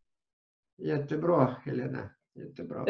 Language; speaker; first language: Swedish; non-native, fluent; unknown